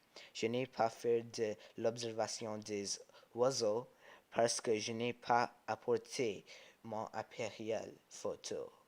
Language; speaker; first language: French; non-native, learner; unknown